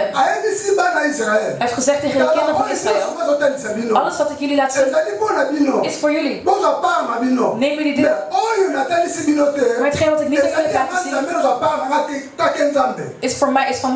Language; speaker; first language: Dutch; non-native, fluent; Lingala